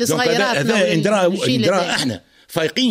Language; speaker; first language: Arabic; native; Arabic